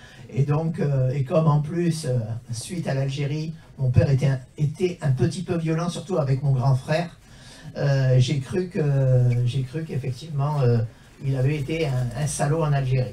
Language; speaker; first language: French; native; French